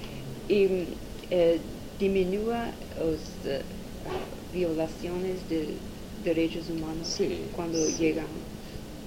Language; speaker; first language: Spanish; non-native, learner; English